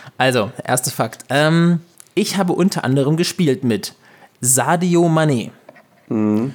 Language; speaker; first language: German; native; German